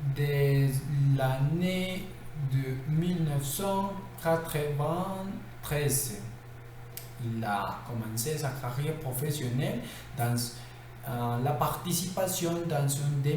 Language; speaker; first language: French; non-native, learner; Spanish